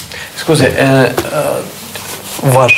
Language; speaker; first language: Italian; non-native, learner; Russian